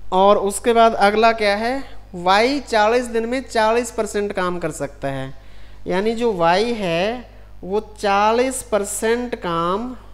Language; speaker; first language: Hindi; non-native, local second language; Punjabi